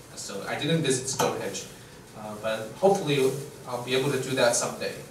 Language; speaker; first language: English; non-native, fluent; Chinese